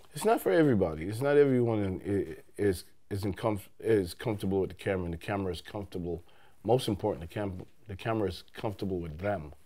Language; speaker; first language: English; native; English